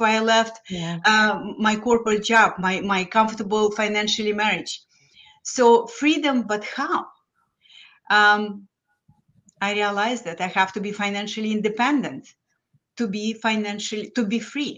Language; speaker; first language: English; non-native, fluent; Lithuanian